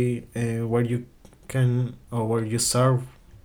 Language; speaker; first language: English; non-native, learner; Spanish